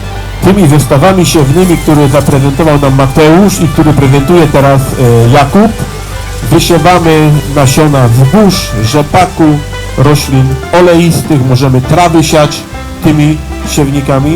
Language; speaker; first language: Polish; native; Polish